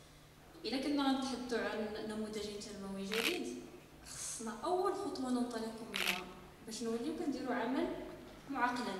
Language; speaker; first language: Arabic; native; Arabic